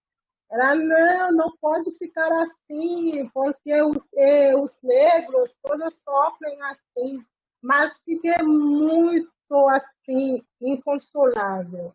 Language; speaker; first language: Portuguese; non-native, fluent; Haitian Creole